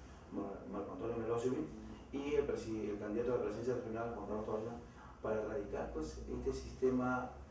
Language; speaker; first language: Spanish; native; Spanish